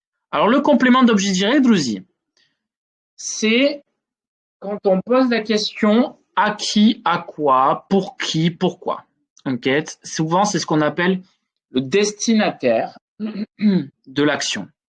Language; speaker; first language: French; native; French